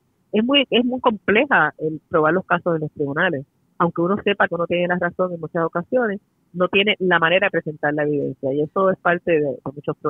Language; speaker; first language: Spanish; native; Spanish